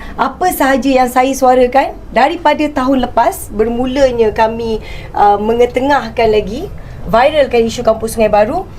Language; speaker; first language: Malay; native; Malay